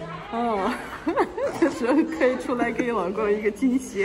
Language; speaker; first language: Chinese; non-native, fluent; Russian